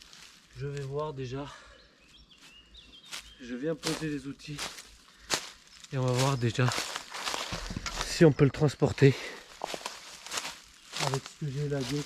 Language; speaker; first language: French; native; French